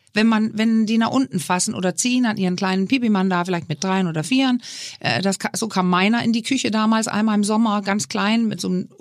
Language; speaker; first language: German; non-native, fluent; Danish